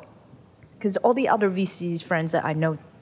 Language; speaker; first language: English; non-native, local second language; Cantonese